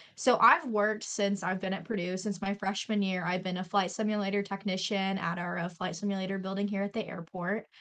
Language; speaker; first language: English; native; English